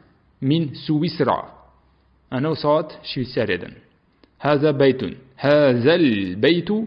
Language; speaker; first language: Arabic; non-native, fluent; Uzbek